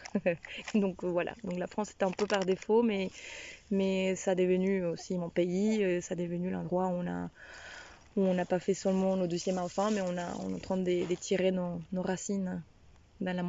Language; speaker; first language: French; non-native, fluent; Spanish